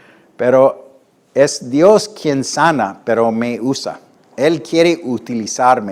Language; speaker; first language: Spanish; non-native, fluent; English